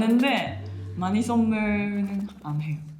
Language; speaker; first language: Korean; non-native, learner; Japanese